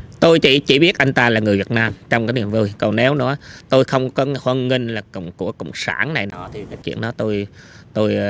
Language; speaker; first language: Vietnamese; native; Vietnamese